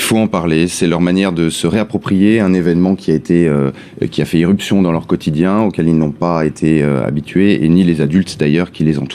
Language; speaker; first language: French; native; French